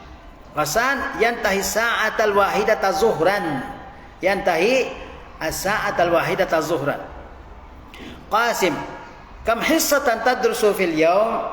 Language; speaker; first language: Arabic; non-native, fluent; Indonesian